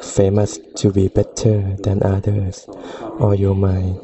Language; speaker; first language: English; non-native, fluent; Thai